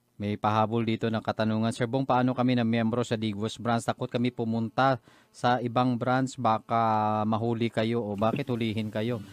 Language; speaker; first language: Filipino; non-native, local second language; Hiligaynon